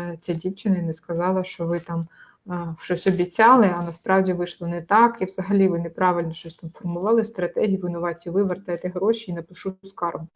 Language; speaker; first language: Ukrainian; native; Ukrainian